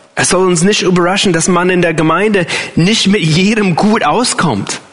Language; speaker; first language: German; non-native, fluent; English